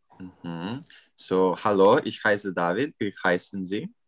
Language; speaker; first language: German; non-native, learner; Serbian